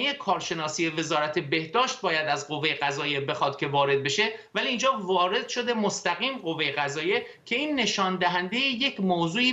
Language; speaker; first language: Persian; native; Persian